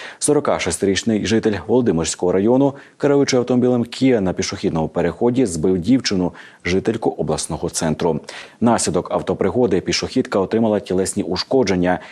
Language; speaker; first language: Ukrainian; native; Ukrainian